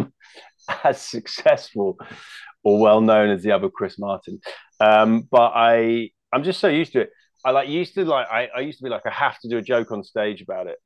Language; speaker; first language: English; native; English